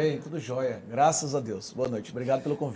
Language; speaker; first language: Portuguese; native; Portuguese